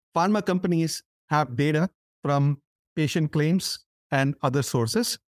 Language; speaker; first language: English; non-native, local second language; Tamil